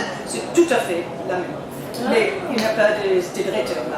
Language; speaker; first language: French; non-native, learner; English